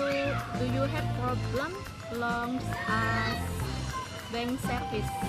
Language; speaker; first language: English; non-native, learner; Indonesian